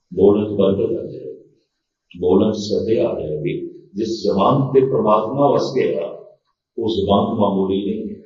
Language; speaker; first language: Urdu; non-native, local second language; Punjabi